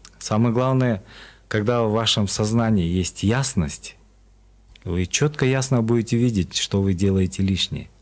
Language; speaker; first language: Russian; non-native, local second language; Kyrgyz